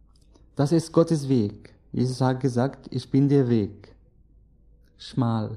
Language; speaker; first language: German; non-native, learner; Arabic